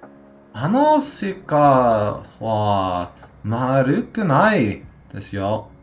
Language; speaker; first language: Japanese; non-native, learner; English